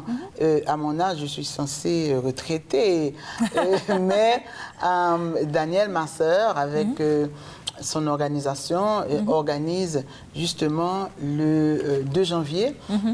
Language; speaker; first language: French; native; French